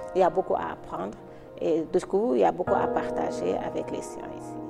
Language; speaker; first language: French; non-native, local second language; Wolof